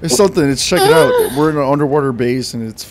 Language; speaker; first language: English; native; English